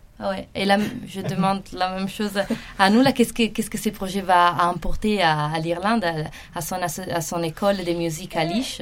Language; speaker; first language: French; non-native, fluent; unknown